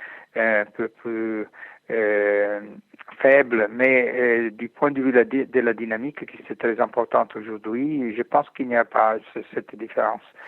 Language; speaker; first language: French; non-native, fluent; Italian